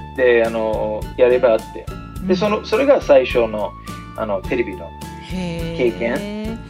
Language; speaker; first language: Japanese; non-native, fluent; English